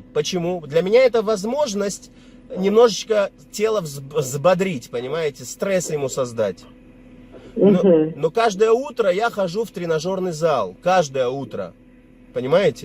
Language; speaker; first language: Russian; native; Russian